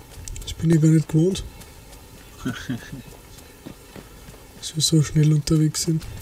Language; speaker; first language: German; native; German